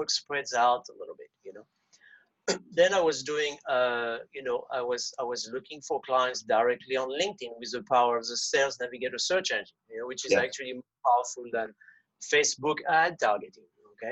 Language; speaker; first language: English; non-native, fluent; French